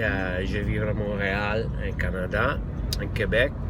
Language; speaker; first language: French; non-native, learner; Italian